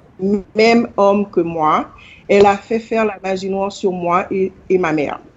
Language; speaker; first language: French; non-native, local second language; Haitian Creole